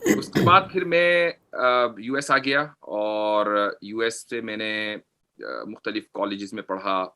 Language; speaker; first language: Urdu; native; Urdu